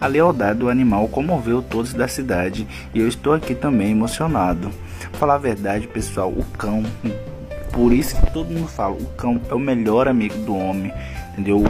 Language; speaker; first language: Portuguese; native; Portuguese